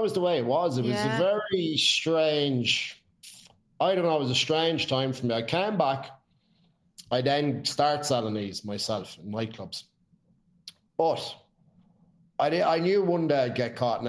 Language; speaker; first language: English; native; English